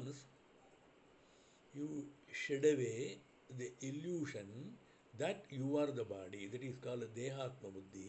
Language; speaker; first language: English; non-native, local second language; Tamil